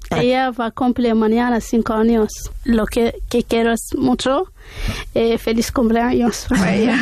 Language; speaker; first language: Spanish; non-native, learner; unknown